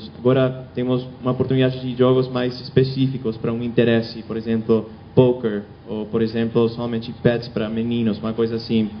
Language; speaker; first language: Portuguese; non-native, fluent; Spanish